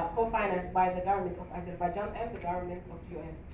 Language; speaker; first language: English; non-native, fluent; Azerbaijani